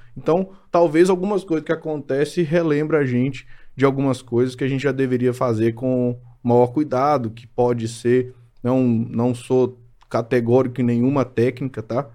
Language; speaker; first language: Portuguese; native; Portuguese